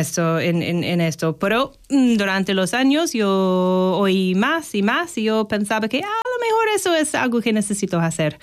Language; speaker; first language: Spanish; non-native, fluent; English